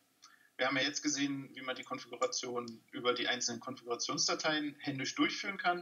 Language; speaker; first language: German; native; German